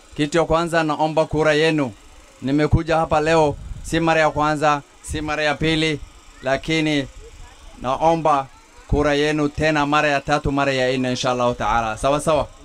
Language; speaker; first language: Swahili; non-native, local second language; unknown